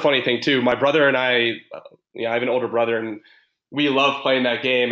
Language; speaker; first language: English; native; English